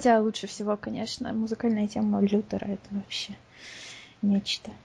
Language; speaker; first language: Russian; native; Russian